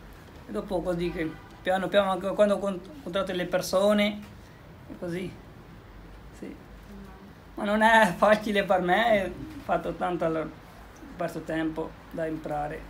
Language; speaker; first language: Italian; non-native, learner; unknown